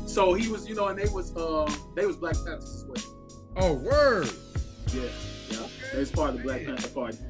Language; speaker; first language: English; native; English